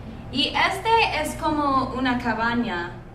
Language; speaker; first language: Spanish; non-native, fluent; English